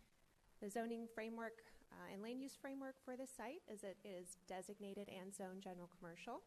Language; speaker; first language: English; native; English